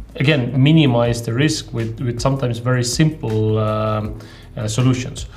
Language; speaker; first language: English; non-native, fluent; Estonian